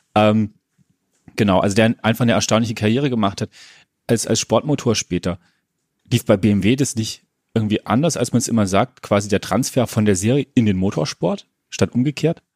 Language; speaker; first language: German; native; German